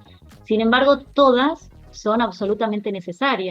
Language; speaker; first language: Spanish; native; Spanish